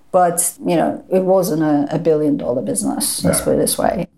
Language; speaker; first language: English; non-native, fluent; Persian